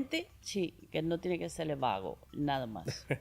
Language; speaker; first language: Spanish; non-native, learner; Chinese